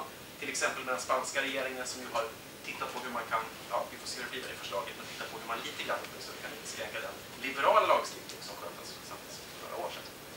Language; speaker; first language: Swedish; native; Swedish